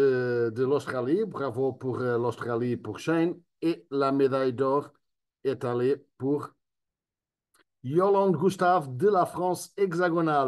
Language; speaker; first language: French; non-native, fluent; Spanish